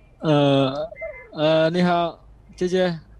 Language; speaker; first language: Chinese; non-native, learner; Indonesian